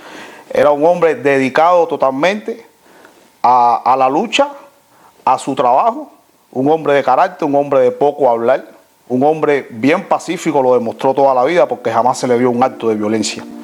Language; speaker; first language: Spanish; native; Spanish